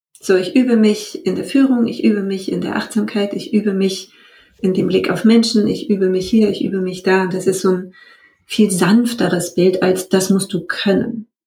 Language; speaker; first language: German; native; German